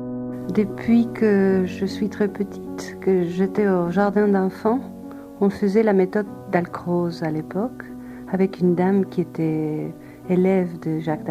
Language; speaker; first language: French; non-native, fluent; Spanish